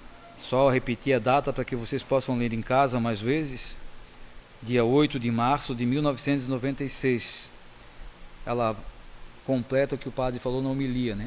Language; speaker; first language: Portuguese; native; Portuguese